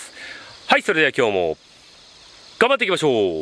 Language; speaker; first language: Japanese; native; Japanese